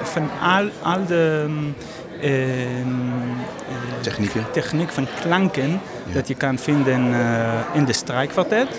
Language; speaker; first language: Dutch; non-native, learner; Hebrew